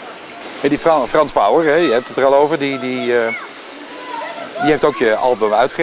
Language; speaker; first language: Dutch; native; Dutch